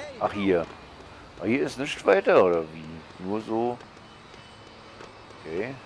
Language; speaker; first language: German; native; German